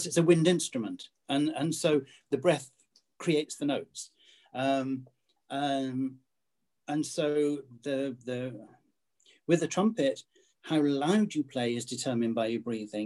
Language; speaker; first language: English; native; English